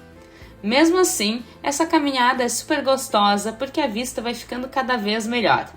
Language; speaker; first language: Portuguese; native; Portuguese